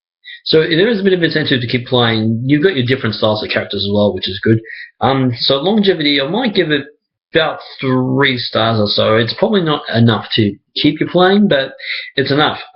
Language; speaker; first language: English; native; English